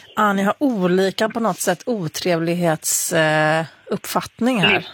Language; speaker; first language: Swedish; native; Swedish